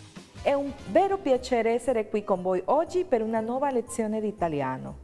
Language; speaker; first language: Italian; non-native, fluent; Spanish